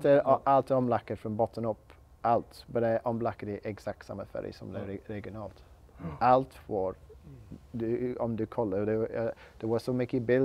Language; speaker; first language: Swedish; non-native, learner; English